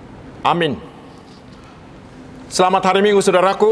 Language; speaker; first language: Indonesian; non-native, local second language; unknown